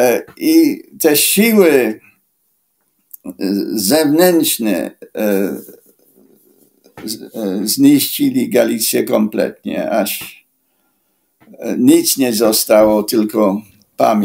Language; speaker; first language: Polish; non-native, fluent; English